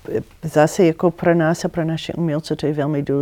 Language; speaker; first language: Czech; non-native, learner; English